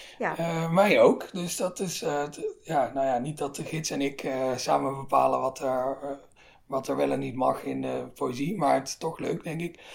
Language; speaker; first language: Dutch; native; Dutch